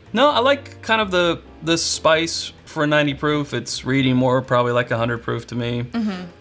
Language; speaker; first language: English; native; English